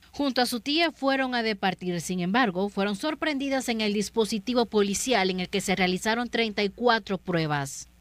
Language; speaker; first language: Spanish; native; Spanish